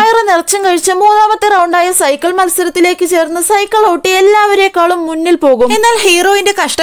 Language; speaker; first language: Malayalam; native; Malayalam